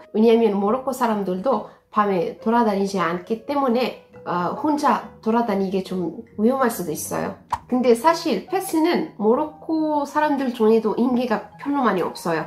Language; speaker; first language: Korean; non-native, fluent; Arabic